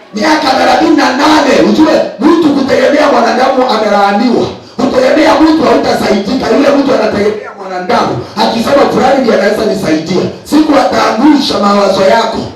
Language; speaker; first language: Swahili; non-native, local second language; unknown